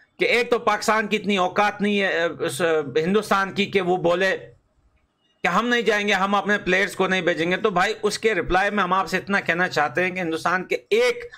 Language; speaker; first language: Urdu; native; Urdu